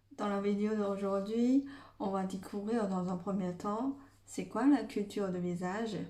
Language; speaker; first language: French; non-native, fluent; Chinese